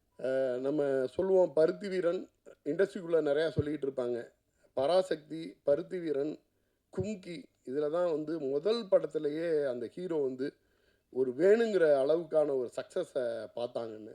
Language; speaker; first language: Tamil; native; Tamil